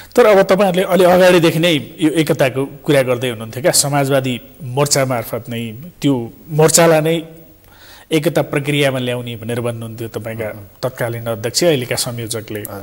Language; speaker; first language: Nepali; native; Nepali